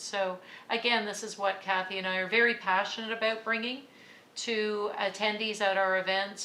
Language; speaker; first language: English; native; English